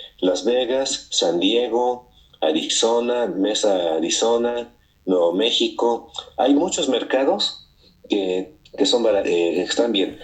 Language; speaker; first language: Spanish; native; Spanish